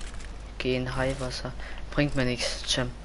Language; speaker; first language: German; native; German